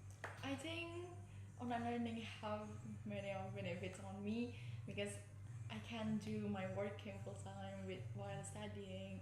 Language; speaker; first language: English; non-native, learner; Indonesian